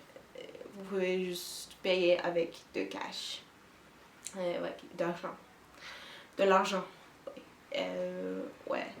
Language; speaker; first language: French; non-native, learner; Turkish